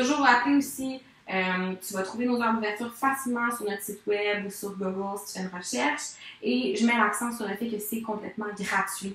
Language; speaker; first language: French; native; French